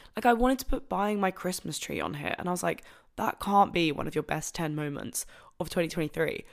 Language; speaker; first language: English; native; English